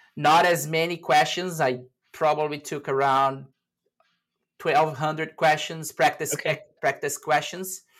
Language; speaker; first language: English; non-native, fluent; Portuguese